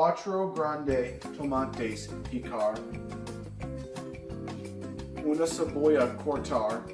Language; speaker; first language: Spanish; non-native, learner; English